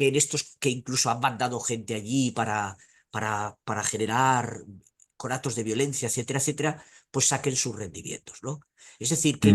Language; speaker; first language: Spanish; native; Spanish